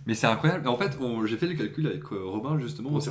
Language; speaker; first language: French; native; French